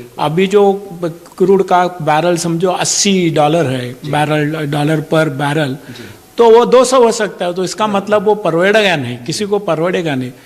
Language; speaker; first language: Hindi; non-native, local second language; Marathi